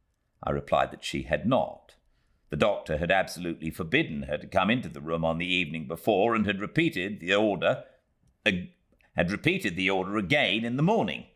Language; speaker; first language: English; native; English